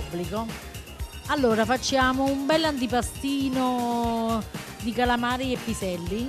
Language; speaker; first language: Italian; native; Italian